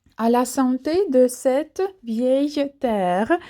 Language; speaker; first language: French; non-native, fluent; Ukrainian